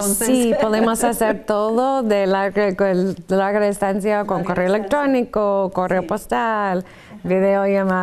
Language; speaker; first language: Spanish; non-native, fluent; English